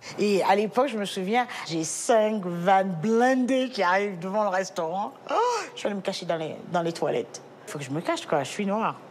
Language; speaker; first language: French; early bilingual, other home language; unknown